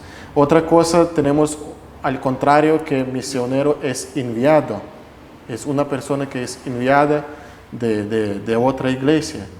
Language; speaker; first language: Spanish; non-native, fluent; Russian